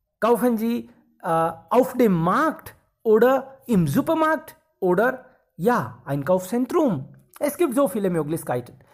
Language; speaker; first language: German; non-native, fluent; Hindi